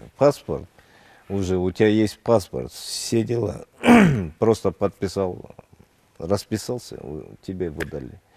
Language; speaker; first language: Russian; non-native, local second language; Kyrgyz